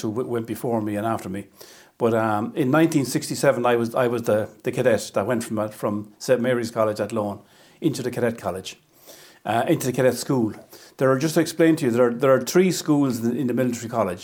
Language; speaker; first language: English; native; English